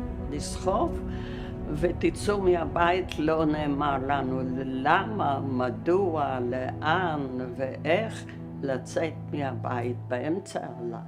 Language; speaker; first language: Hebrew; early bilingual, other home language; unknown